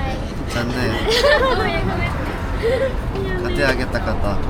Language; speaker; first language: Japanese; non-native, learner; Korean